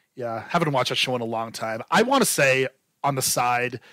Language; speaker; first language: English; native; English